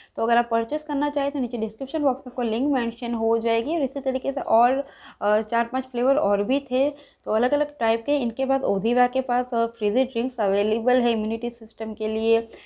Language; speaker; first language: Hindi; non-native, local second language; Gujarati